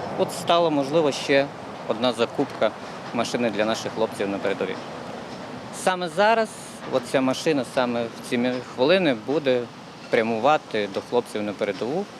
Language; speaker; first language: Ukrainian; native; Ukrainian